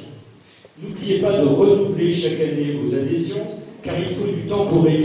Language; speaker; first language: French; native; French